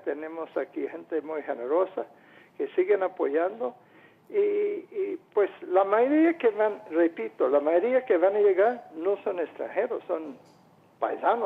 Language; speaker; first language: Spanish; non-native, fluent; English